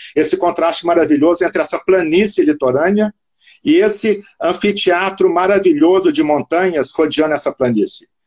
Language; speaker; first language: Portuguese; native; Portuguese